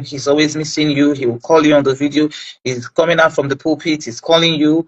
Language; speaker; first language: English; non-native, local second language; Igbo